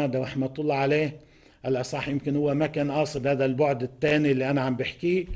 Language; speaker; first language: Arabic; native; Arabic